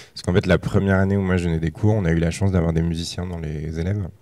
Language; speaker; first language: French; native; French